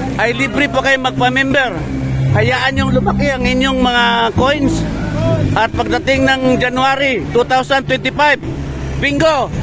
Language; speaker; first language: Filipino; non-native, local second language; Cebuano